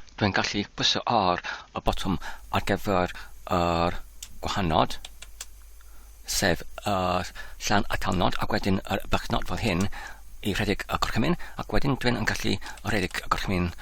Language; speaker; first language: Welsh; non-native, fluent; English